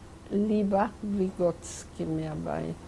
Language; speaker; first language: Hebrew; non-native, fluent; Yiddish